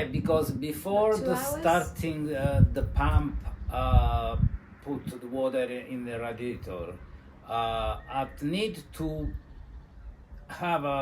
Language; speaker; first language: English; non-native, learner; Italian